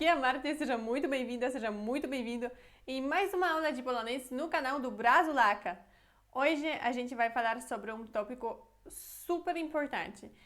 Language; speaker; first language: Portuguese; non-native, fluent; Polish